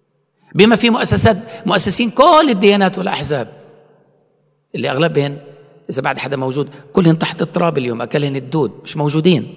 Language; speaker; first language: Arabic; native; Arabic